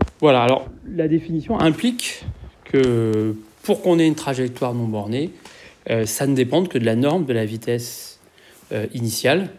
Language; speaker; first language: French; native; French